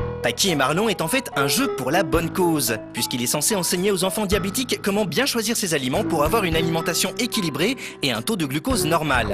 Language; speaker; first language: French; native; French